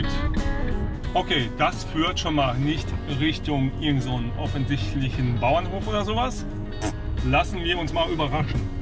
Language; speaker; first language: German; native; German